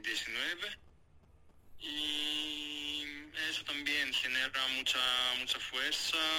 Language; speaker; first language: Spanish; non-native, fluent; Greek